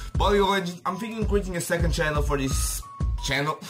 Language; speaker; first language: English; non-native, fluent; Portuguese